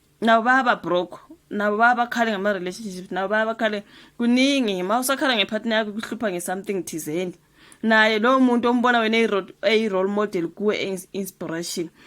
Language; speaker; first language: Zulu; native; Zulu